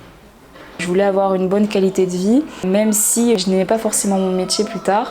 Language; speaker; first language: French; native; French